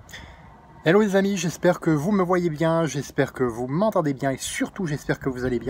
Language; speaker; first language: French; native; French